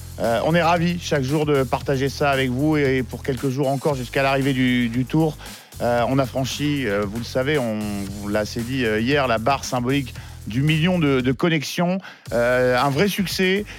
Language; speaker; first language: French; native; French